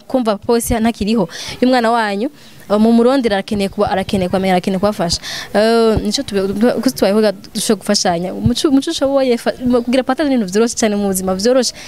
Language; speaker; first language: Rundi; native; Rundi